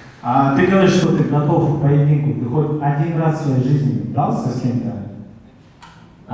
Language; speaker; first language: Russian; non-native, local second language; Kyrgyz